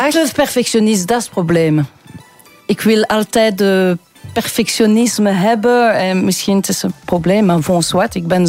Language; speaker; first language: Dutch; non-native, local second language; French